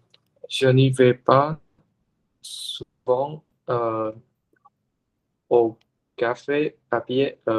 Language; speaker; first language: French; non-native, learner; Vietnamese